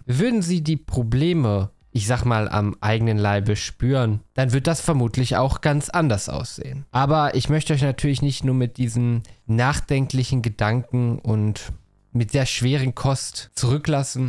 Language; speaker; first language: German; native; German